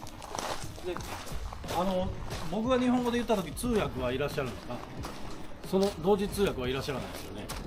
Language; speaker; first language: Japanese; native; Japanese